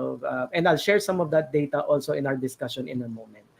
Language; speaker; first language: English; non-native, local second language; Filipino